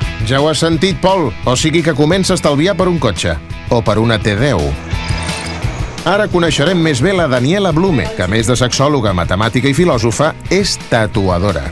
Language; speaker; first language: Catalan; native; Catalan